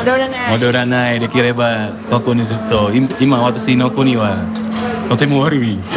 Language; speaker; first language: Japanese; non-native, learner; Indonesian